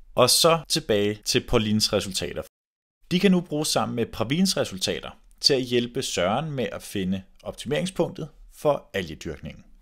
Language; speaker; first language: Danish; native; Danish